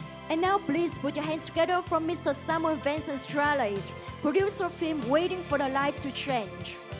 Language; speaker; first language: English; non-native, fluent; Vietnamese